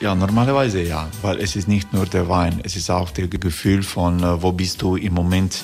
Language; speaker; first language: German; non-native, learner; Croatian